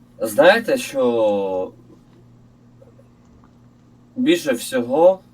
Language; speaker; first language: Ukrainian; non-native, local second language; Russian